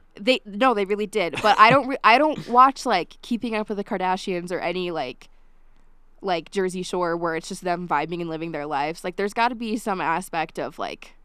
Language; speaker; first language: English; native; English